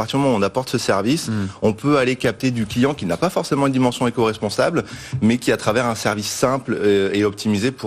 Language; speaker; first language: French; native; French